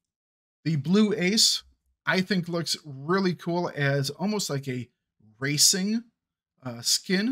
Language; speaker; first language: English; native; English